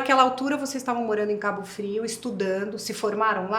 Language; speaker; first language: Portuguese; native; Portuguese